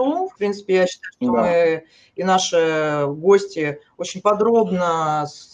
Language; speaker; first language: Russian; native; Russian